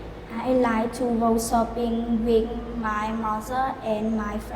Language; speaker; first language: English; non-native, learner; Vietnamese